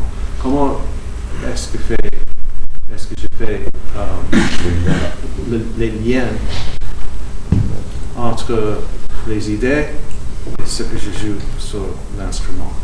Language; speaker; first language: French; non-native, fluent; English